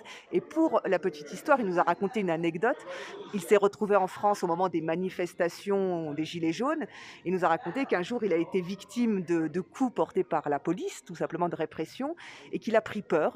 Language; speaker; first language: French; native; French